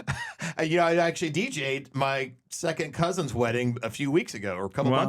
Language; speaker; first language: English; native; English